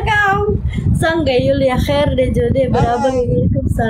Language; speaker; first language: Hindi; non-native, learner; Pashto